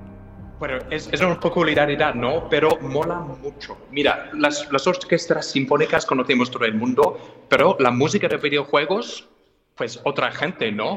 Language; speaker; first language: Spanish; non-native, fluent; English